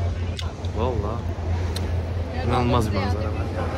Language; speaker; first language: Turkish; native; Turkish